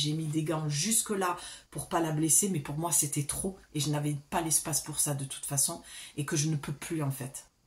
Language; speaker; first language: French; native; French